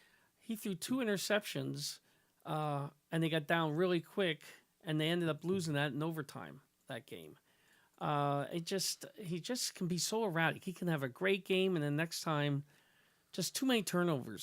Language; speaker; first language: English; native; English